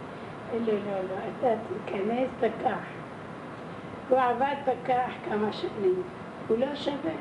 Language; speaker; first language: Hebrew; non-native, fluent; Arabic